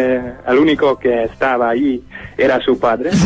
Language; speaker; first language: Spanish; non-native, learner; Dutch